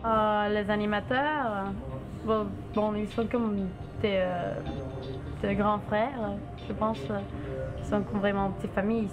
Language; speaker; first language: French; non-native, learner; English